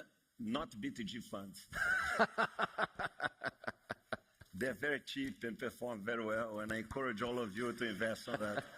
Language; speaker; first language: English; non-native, fluent; Portuguese